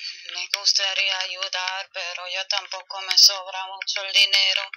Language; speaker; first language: Spanish; non-native, fluent; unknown